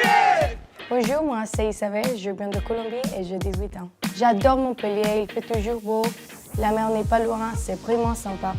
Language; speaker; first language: French; non-native, fluent; Spanish